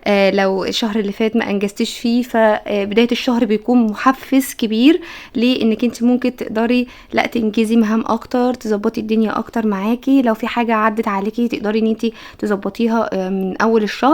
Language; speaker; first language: Arabic; native; Arabic